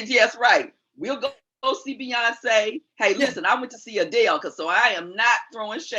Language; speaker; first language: English; native; English